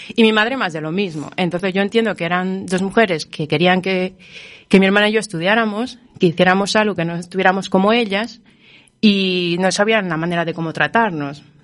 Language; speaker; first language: Spanish; native; Spanish